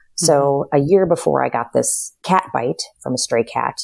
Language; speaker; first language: English; native; English